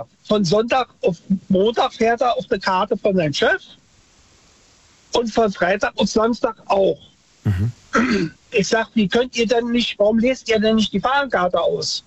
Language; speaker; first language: German; native; German